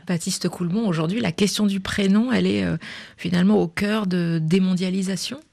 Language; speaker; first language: French; native; French